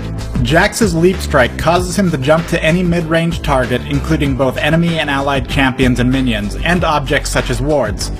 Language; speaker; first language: English; native; English